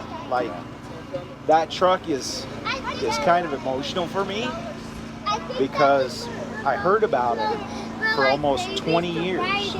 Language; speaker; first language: English; native; English